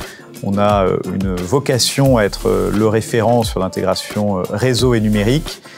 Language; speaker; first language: French; native; French